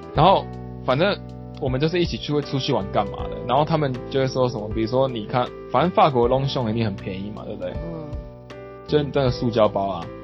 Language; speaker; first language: Chinese; non-native, local second language; Min Nan Chinese